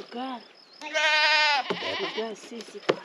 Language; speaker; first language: English; native; English